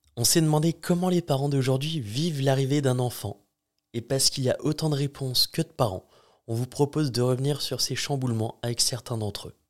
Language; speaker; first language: French; native; French